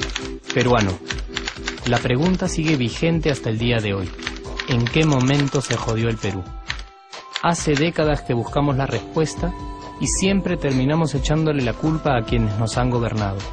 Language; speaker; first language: Spanish; native; Spanish